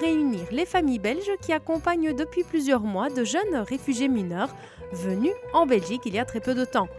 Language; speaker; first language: French; native; French